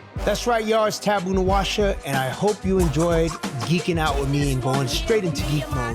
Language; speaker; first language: English; native; English